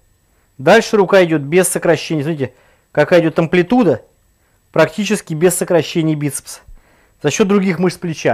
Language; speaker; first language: Russian; native; Russian